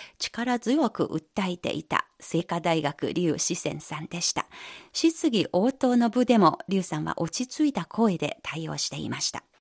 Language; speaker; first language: Japanese; non-native, fluent; Chinese